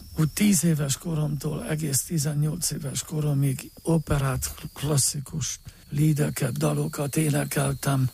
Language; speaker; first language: Hungarian; native; Hungarian